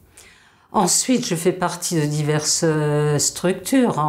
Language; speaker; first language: French; native; French